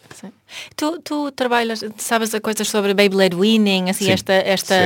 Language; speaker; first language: Portuguese; non-native, fluent; Swedish